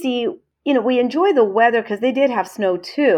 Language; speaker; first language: English; native; English